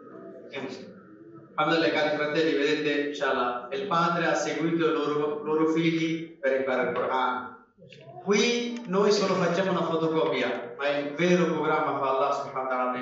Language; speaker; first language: Italian; non-native, fluent; Bangla